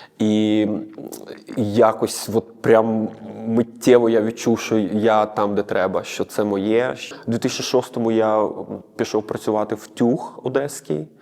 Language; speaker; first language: Ukrainian; native; Ukrainian